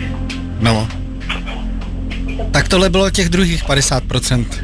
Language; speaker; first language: Czech; native; Czech